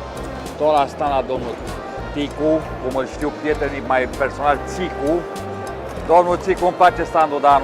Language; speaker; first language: Romanian; native; Romanian